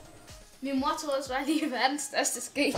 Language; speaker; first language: Danish; early bilingual, other home language; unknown